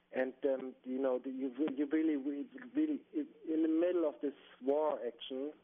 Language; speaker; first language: English; non-native, fluent; German